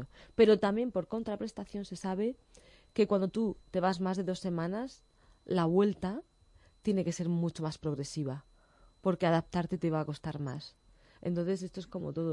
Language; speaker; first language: Spanish; native; Spanish